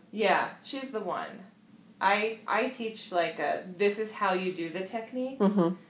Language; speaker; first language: English; native; English